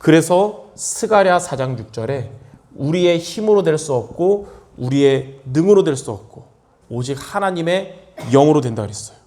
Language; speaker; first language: Korean; native; Korean